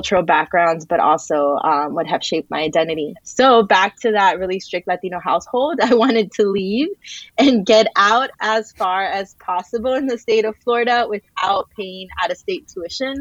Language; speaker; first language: English; early bilingual, other home language; Spanish